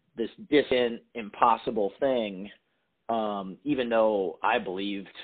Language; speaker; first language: English; native; English